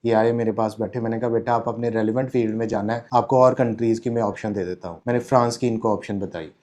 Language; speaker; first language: Urdu; non-native, local second language; Punjabi